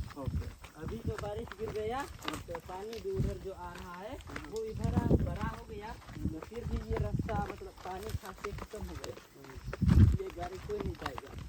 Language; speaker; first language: Hindi; non-native, local second language; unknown